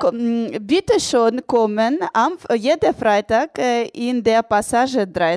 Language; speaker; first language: German; non-native, learner; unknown